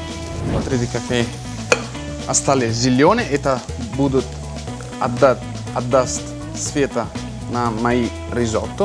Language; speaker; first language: Russian; non-native, fluent; Italian